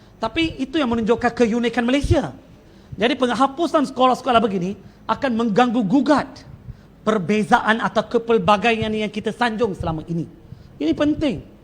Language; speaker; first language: Malay; non-native, local second language; Tamil